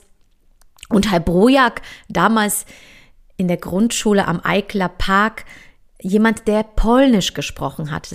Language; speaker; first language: German; early bilingual, other home language; Polish